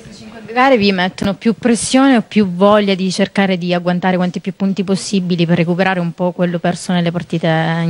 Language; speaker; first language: Italian; native; Italian